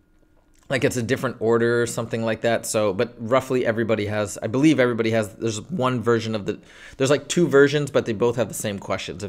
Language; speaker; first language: English; native; English